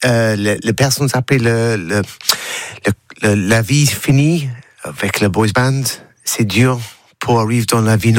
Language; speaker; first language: French; non-native, learner; English